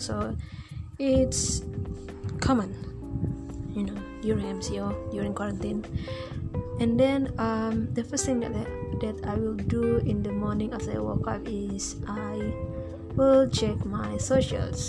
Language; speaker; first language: English; non-native, local second language; Malay